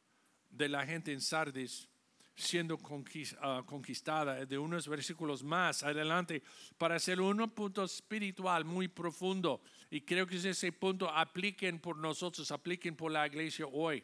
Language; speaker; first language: Spanish; non-native, fluent; English